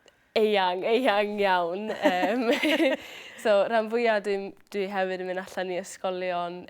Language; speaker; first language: Welsh; native; Welsh